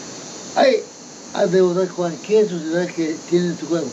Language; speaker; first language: Spanish; non-native, local second language; Quechua